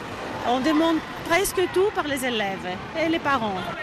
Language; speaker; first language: French; non-native, fluent; Greek